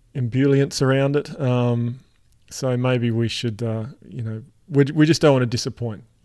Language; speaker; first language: English; native; English